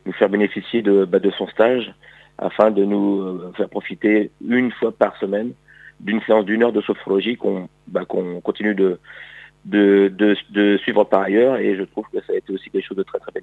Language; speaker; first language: French; native; French